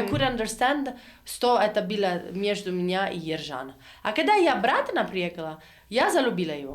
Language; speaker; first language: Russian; non-native, learner; Italian